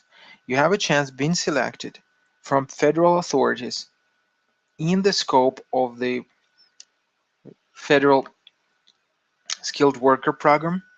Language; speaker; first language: English; non-native, fluent; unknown